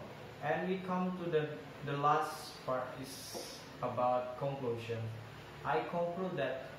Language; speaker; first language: English; non-native, learner; Indonesian